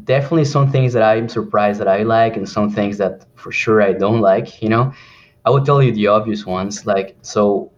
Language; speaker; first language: English; non-native, fluent; Spanish